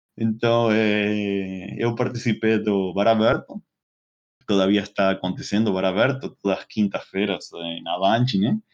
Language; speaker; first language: Portuguese; non-native, fluent; Spanish